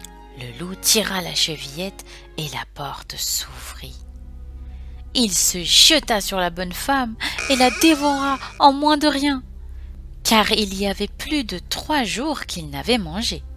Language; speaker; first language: French; native; French